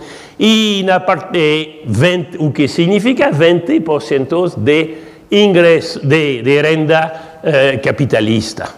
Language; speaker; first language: Portuguese; non-native, learner; French